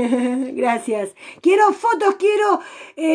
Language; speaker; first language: Spanish; native; Spanish